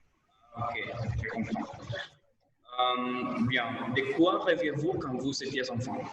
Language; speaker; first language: French; non-native, learner; Spanish